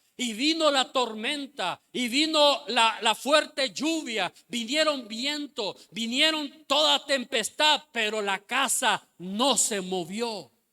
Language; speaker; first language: Spanish; native; Spanish